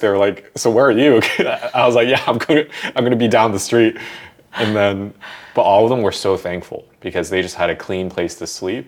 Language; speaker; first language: English; early bilingual, other home language; Vietnamese